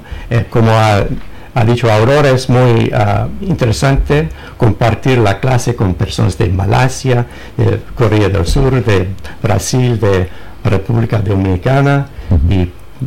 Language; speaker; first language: Spanish; non-native, fluent; English